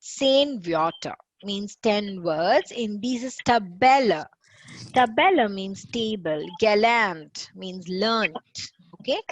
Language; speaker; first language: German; non-native, fluent; Tamil